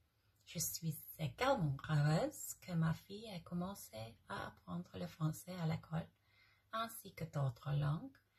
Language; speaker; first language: French; non-native, fluent; English